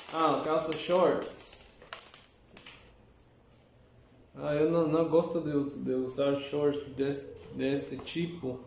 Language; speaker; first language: Portuguese; non-native, learner; Spanish